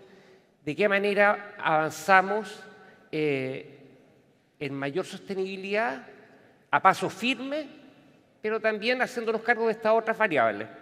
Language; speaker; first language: Spanish; native; Spanish